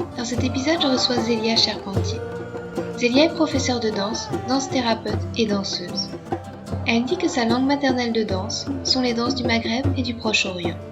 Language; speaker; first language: French; native; French